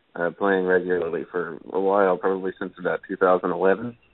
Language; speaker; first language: English; native; English